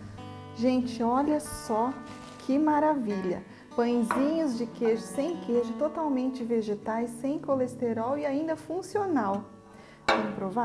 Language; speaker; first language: Portuguese; native; Portuguese